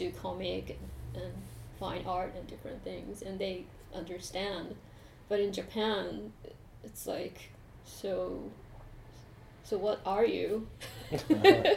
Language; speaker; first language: English; non-native, fluent; Japanese